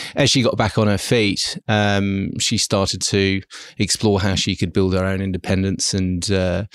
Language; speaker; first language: English; early bilingual, other home language; German